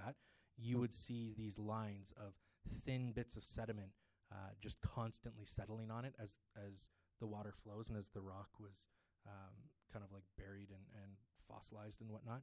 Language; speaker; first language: English; native; English